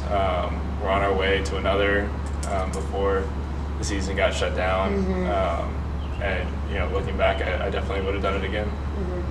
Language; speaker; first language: English; native; English